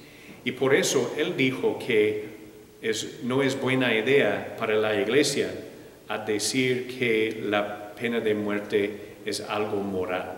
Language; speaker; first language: Spanish; non-native, fluent; English